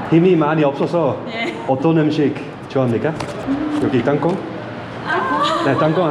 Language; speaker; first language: Korean; non-native, learner; Dutch